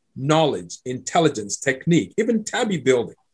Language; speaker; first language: English; non-native, local second language; Akan